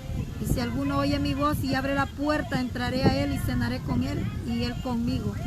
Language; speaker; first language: Spanish; native; Spanish